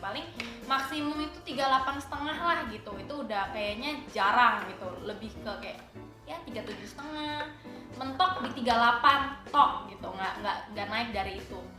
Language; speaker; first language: Indonesian; native; Indonesian